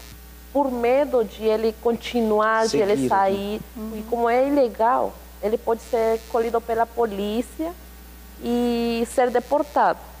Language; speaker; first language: Portuguese; non-native, fluent; Spanish